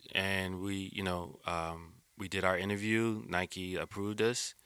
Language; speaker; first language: English; native; English